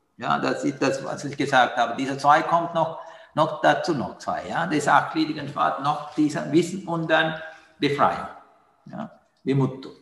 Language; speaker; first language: German; non-native, fluent; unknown